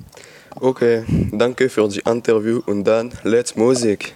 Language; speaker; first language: German; non-native, learner; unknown